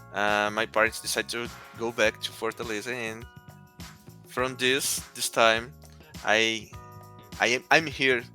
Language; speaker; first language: English; non-native, learner; Portuguese